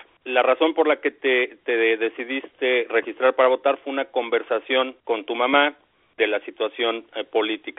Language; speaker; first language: Spanish; native; Spanish